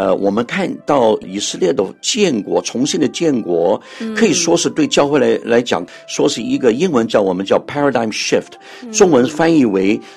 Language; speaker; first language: Chinese; non-native, local second language; Cantonese